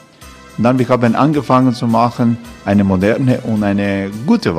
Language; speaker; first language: German; non-native, fluent; Croatian